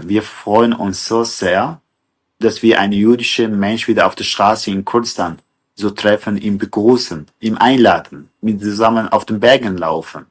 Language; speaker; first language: German; non-native, fluent; Kurdish